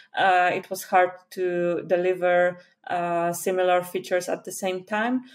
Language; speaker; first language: English; non-native, fluent; Polish